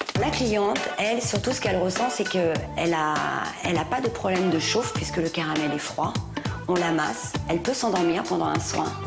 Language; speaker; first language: French; native; French